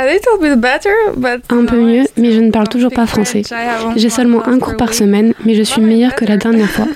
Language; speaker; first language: French; non-native, fluent; Polish